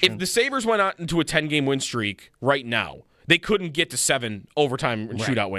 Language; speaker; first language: English; native; English